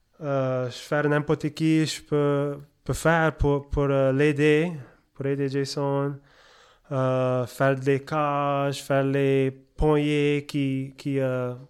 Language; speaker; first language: French; early bilingual, heritage; French